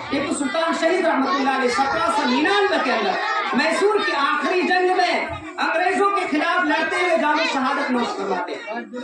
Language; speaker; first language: Urdu; native; Urdu